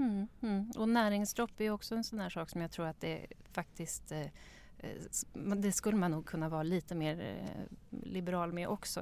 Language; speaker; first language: Swedish; native; Swedish